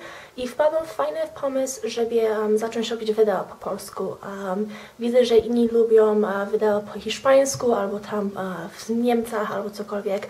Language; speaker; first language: Polish; early bilingual, heritage; Polish